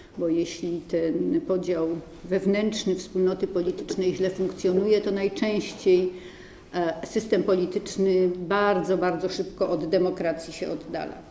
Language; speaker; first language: Polish; native; Polish